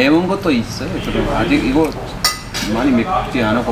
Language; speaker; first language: Korean; non-native, fluent; Urdu